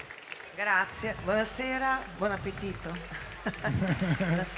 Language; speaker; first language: Italian; native; Italian